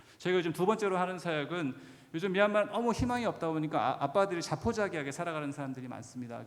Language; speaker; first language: Korean; native; Korean